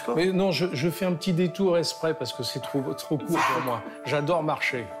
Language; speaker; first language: French; native; French